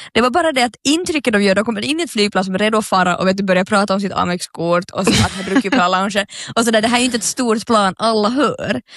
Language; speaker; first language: Swedish; native; Swedish